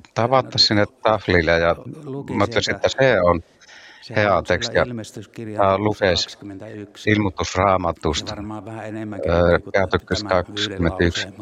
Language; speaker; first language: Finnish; non-native, learner; Estonian